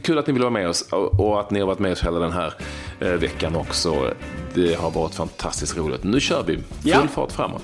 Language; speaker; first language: Swedish; native; Swedish